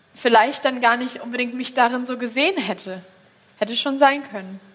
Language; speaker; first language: German; native; German